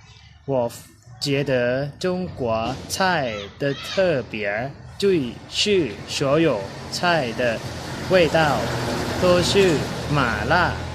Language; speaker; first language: Chinese; non-native, learner; Lao